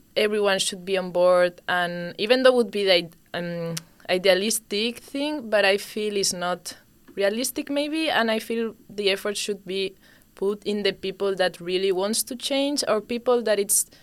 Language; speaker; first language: English; non-native, fluent; Spanish